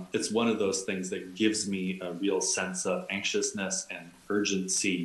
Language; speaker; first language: English; native; English